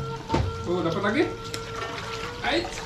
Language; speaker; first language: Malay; non-native, local second language; Sundanese